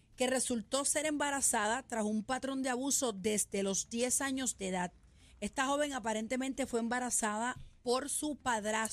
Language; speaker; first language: Spanish; native; Spanish